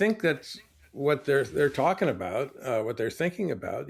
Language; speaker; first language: English; native; English